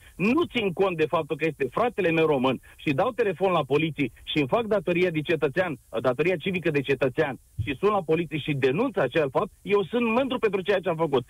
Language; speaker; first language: Romanian; native; Romanian